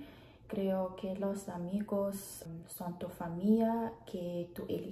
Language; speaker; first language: Spanish; non-native, learner; Mongolian